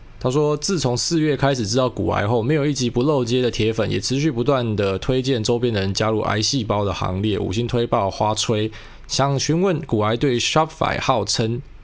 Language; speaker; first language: Chinese; native; Chinese